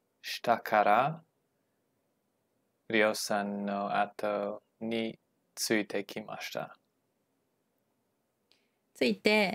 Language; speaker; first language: Japanese; non-native, learner; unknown